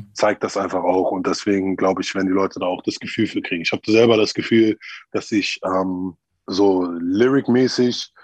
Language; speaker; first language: German; native; German